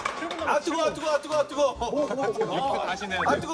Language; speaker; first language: Korean; native; Korean